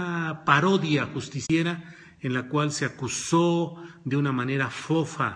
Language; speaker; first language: Spanish; native; Spanish